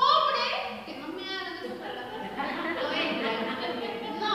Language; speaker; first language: Spanish; native; Spanish